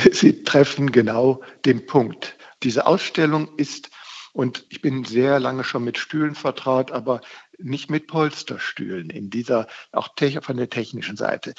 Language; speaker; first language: German; native; German